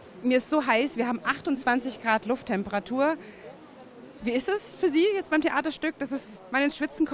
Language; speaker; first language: German; native; German